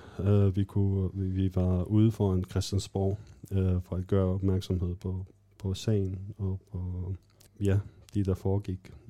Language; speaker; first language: Danish; non-native, fluent; Arabic